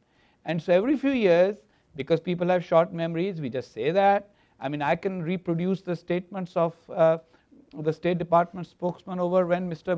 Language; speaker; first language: English; non-native, local second language; Urdu